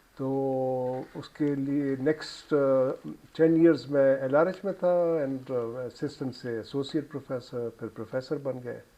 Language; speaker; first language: Urdu; non-native, local second language; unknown